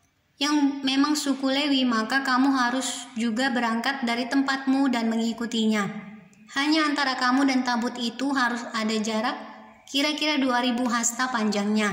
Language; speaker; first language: Indonesian; native; Indonesian